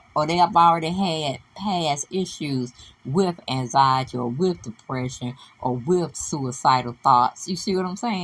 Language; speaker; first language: English; native; English